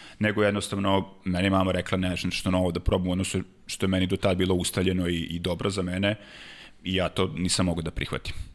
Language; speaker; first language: Serbian; native; Serbian